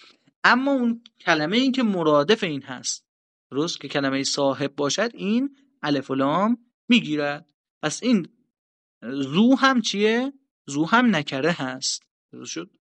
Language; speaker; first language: Persian; native; Persian